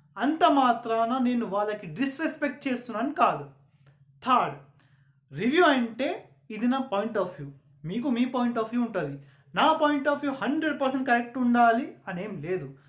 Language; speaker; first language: Telugu; non-native, local second language; Urdu